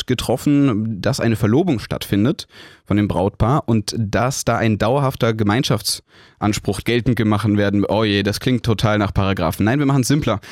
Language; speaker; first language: German; native; German